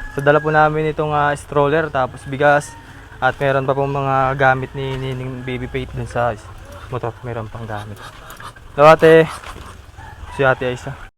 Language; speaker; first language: Filipino; native; Filipino